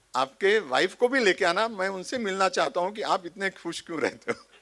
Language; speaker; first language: Hindi; non-native, local second language; Marathi